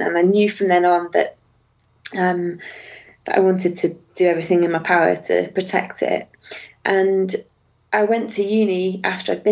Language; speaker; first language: English; native; English